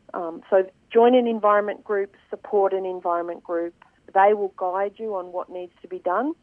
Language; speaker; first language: English; native; English